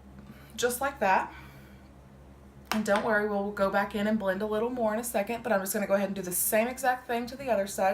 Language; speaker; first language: English; native; English